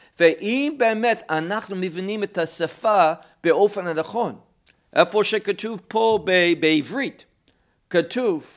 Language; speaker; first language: Hebrew; non-native, fluent; English